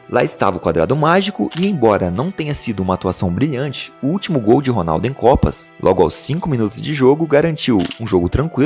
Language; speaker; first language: Portuguese; native; Portuguese